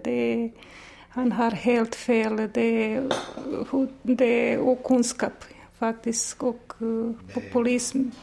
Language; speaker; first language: Swedish; non-native, fluent; Bosnian